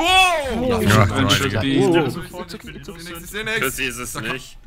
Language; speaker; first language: German; native; German